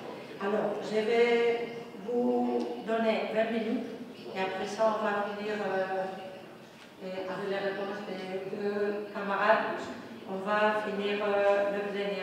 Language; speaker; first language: French; non-native, fluent; Spanish